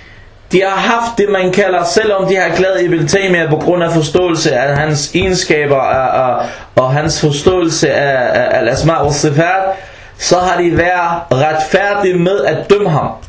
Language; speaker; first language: Danish; early bilingual, other home language; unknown